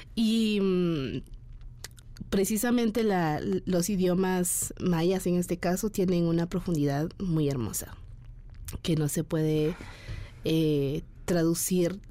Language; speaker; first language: Spanish; non-native, local second language; Kaqchikel